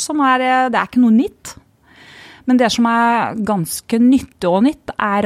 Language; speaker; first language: Norwegian; non-native, fluent; Lithuanian